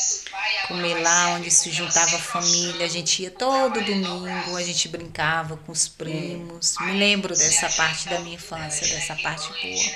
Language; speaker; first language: Portuguese; native; Portuguese